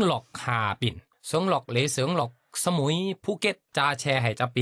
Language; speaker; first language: Cantonese; non-native, learner; Thai